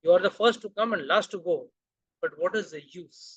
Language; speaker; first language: English; non-native, local second language; Hindi